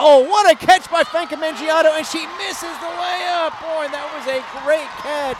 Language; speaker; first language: English; native; English